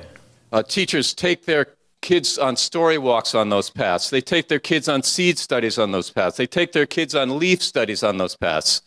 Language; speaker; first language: English; native; English